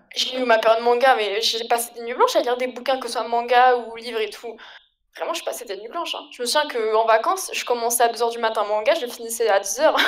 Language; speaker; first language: French; native; French